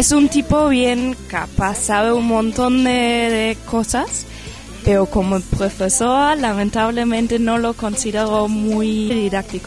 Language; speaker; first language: Spanish; non-native, fluent; German